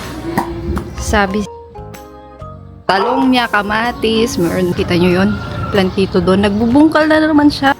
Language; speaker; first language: Filipino; native; Filipino